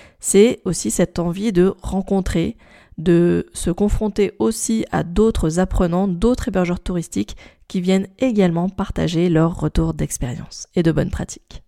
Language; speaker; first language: French; native; French